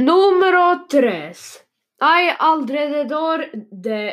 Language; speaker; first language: Spanish; non-native, learner; Swedish